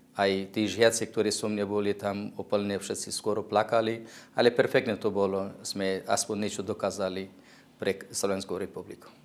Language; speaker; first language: Slovak; non-native, fluent; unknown